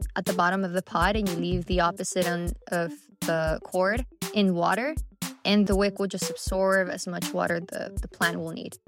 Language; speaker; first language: English; early bilingual, other home language; Spanish